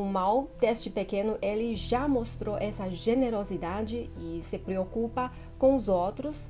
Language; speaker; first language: Portuguese; non-native, fluent; Chinese